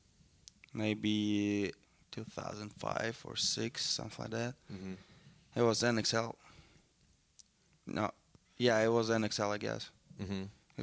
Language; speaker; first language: English; non-native, learner; Russian